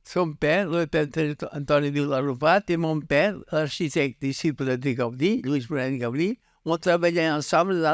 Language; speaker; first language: French; non-native, learner; Catalan